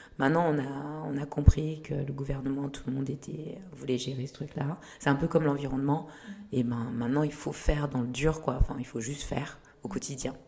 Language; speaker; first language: French; early bilingual, other home language; Kinyarwanda